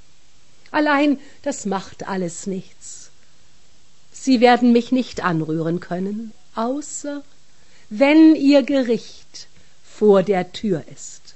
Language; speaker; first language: German; native; German